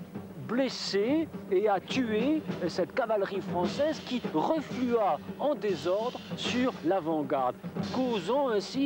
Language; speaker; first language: French; native; French